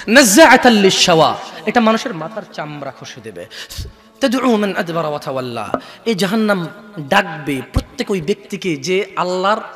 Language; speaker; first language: Bangla; native; Bangla